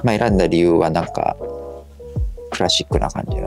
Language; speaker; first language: Japanese; native; Japanese